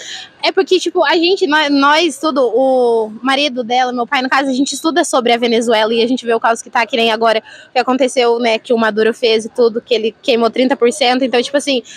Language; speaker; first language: Portuguese; native; Portuguese